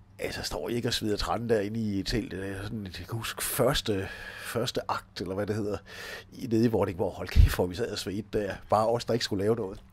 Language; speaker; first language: Danish; native; Danish